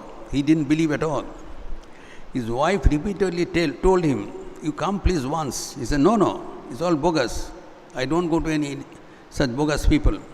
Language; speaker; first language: English; non-native, local second language; Hindi